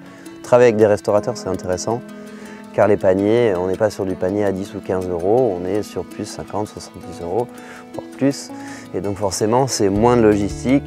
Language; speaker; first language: French; native; French